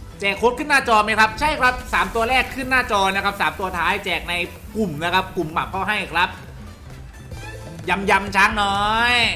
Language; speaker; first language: Thai; native; Thai